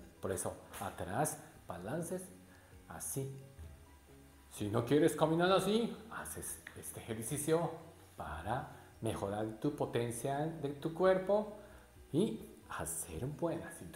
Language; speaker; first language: Spanish; non-native, learner; Japanese